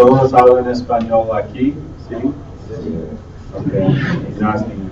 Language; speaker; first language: Spanish; non-native, fluent; English